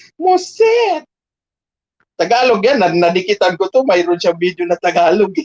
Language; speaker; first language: Filipino; non-native, local second language; Bikol